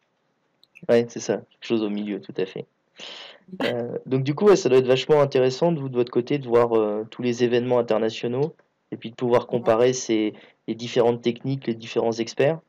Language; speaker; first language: French; native; French